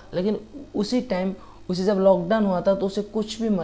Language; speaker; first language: Hindi; non-native, local second language; Odia